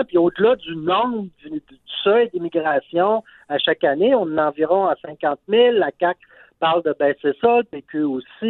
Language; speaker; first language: French; native; French